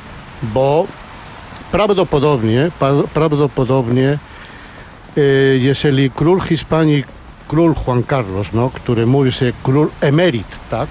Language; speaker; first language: Polish; non-native, learner; Spanish